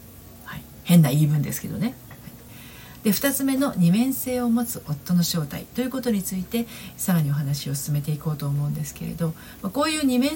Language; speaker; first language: Japanese; native; Japanese